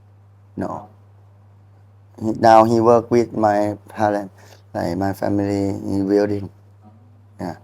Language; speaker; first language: English; non-native, learner; Thai